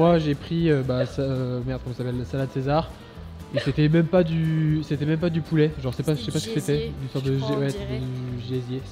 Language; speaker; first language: French; native; French